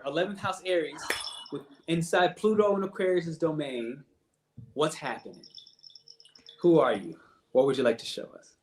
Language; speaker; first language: English; native; English